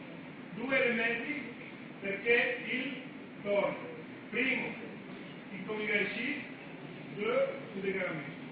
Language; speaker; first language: Italian; non-native, learner; Romanian